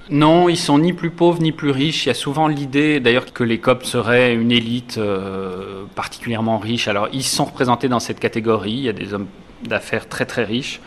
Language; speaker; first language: French; native; French